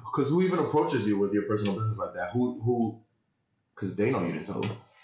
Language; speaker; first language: English; early bilingual, other home language; Spanish